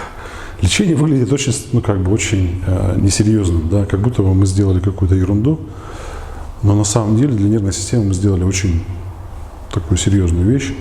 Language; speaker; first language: Russian; native; Russian